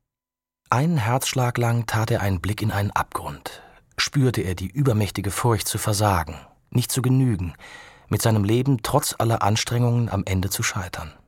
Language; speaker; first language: German; native; German